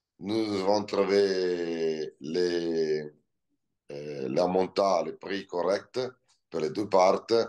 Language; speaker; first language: French; non-native, learner; Italian